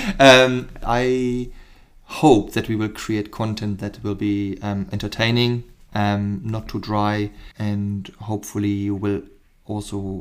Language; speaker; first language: English; non-native, fluent; German